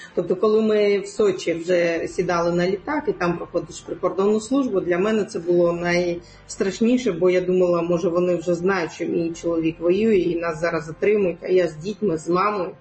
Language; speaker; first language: Ukrainian; non-native, local second language; Crimean Tatar